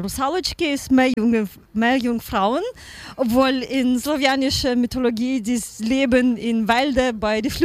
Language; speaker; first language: German; non-native, learner; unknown